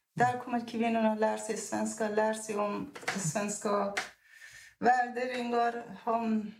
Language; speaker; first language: Swedish; non-native, fluent; Persian